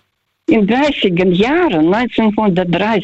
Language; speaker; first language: German; non-native, fluent; Russian